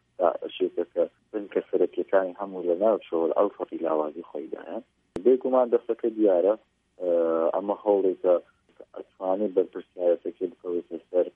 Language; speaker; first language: Central Kurdish; native; Central Kurdish